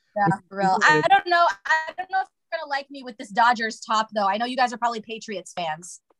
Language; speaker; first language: English; native; English